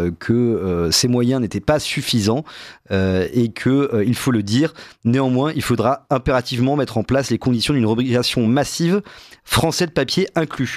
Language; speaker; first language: French; native; French